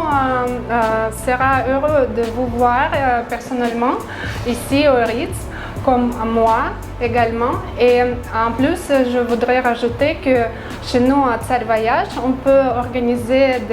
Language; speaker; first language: French; non-native, fluent; Russian